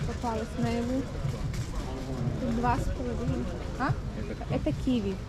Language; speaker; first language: Russian; native; Russian